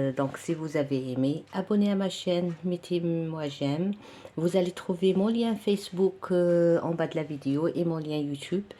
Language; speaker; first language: French; non-native, local second language; Arabic